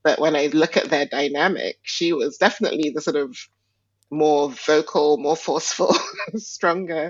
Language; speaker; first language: English; non-native, local second language; Igbo